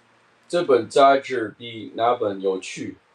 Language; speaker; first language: Chinese; non-native, learner; English